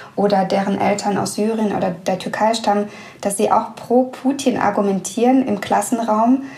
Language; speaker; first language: German; early bilingual, other home language; Russian